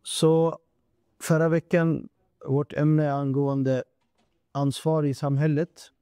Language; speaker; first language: Swedish; non-native, fluent; Urdu